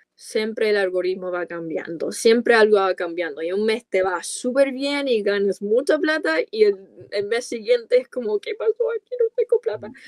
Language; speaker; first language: Spanish; non-native, fluent; English